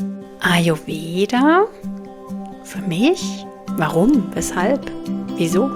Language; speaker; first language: German; native; German